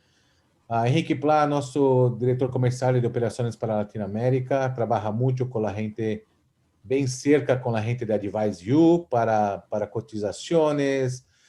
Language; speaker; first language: Portuguese; non-native, fluent; Spanish